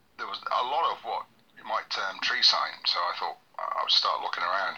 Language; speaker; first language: English; native; English